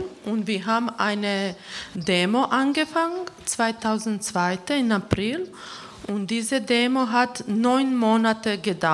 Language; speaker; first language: German; non-native, learner; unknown